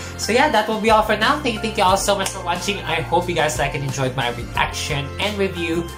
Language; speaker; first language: English; non-native, local second language; Filipino